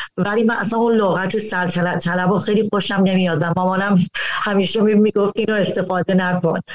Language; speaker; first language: Persian; early bilingual, heritage; Persian